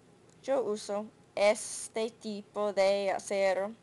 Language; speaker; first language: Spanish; non-native, learner; English